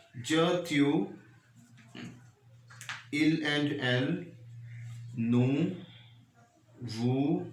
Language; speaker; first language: French; non-native, learner; Hindi